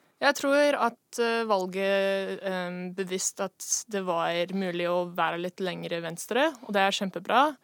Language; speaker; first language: Norwegian; non-native, fluent; English